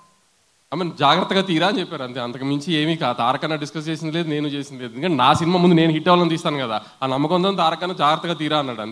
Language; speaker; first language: Telugu; native; Telugu